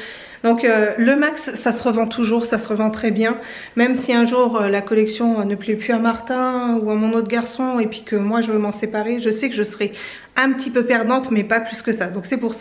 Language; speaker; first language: French; native; French